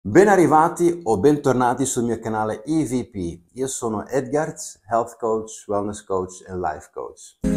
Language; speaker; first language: Italian; non-native, fluent; Latvian